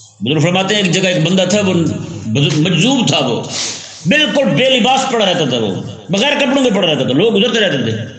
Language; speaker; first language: Urdu; non-native, local second language; Punjabi